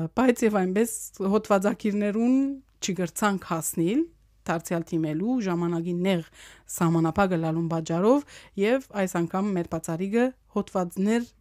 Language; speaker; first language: Armenian; early bilingual, heritage; Armenian